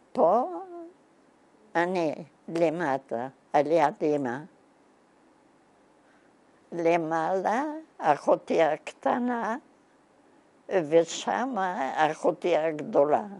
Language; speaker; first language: Hebrew; non-native, fluent; Bulgarian